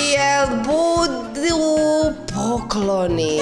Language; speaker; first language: Croatian; native; Croatian